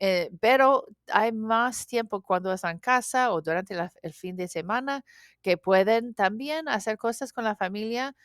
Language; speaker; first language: Spanish; non-native, learner; English